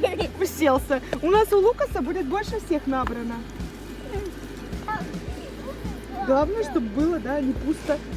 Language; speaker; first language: Russian; native; Russian